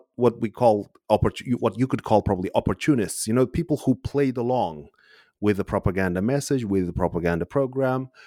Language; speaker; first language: English; non-native, fluent; Uzbek